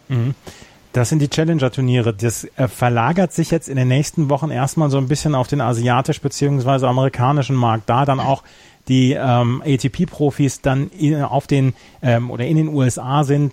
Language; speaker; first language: German; native; German